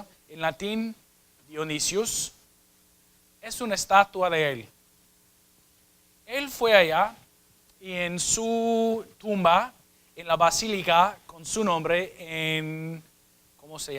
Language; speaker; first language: Spanish; non-native, fluent; English